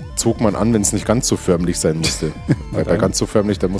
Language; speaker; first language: German; native; German